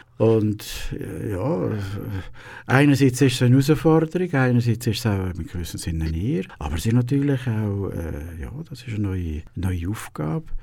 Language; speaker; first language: German; native; German